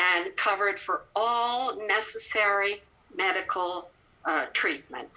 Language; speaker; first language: English; native; English